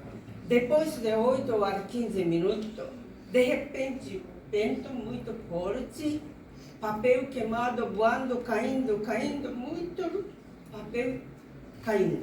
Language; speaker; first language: Portuguese; non-native, learner; Japanese